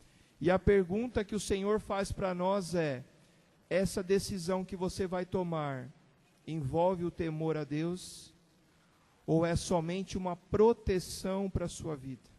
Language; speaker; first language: Portuguese; native; Portuguese